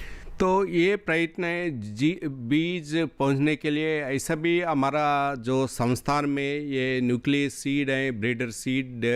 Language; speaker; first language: Hindi; non-native, local second language; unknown